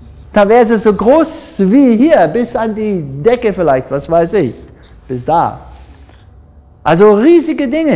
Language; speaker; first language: German; non-native, fluent; English